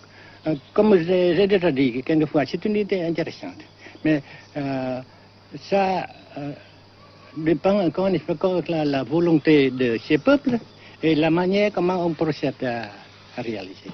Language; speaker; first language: French; non-native, fluent; Vietnamese